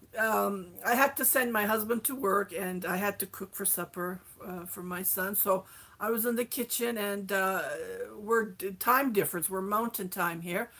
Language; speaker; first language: English; native; English